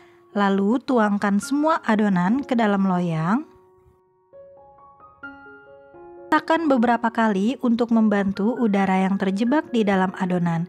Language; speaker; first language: Indonesian; native; Indonesian